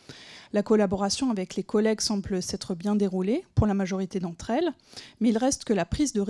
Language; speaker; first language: French; native; French